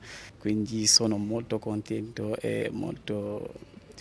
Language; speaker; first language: Italian; non-native, learner; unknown